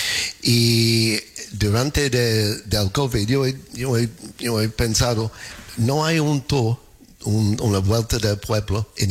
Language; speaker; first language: Spanish; non-native, fluent; English